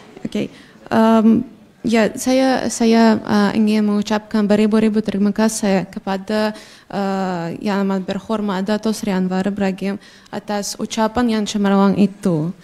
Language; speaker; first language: Indonesian; non-native, fluent; Russian